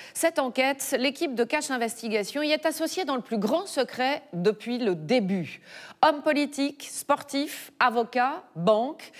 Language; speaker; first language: French; native; French